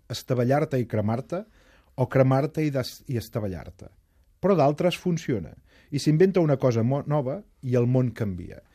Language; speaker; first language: Catalan; native; Catalan